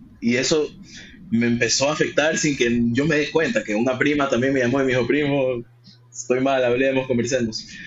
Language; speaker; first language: Spanish; early bilingual, heritage; Spanish